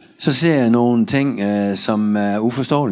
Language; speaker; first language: Danish; non-native, learner; Russian